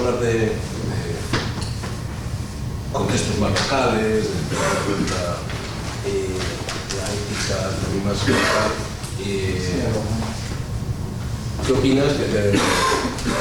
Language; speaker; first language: Spanish; native; Spanish